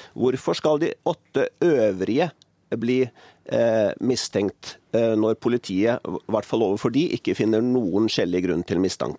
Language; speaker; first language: Norwegian; native; Norwegian